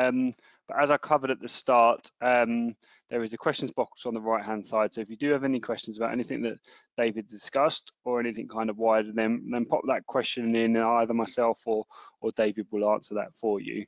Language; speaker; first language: English; native; English